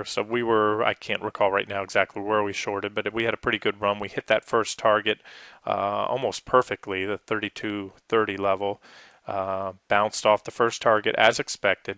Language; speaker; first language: English; native; English